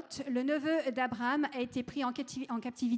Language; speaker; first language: French; native; French